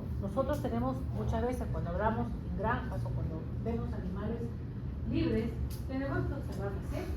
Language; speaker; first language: Spanish; native; Spanish